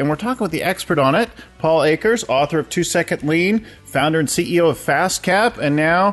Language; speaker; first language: English; native; English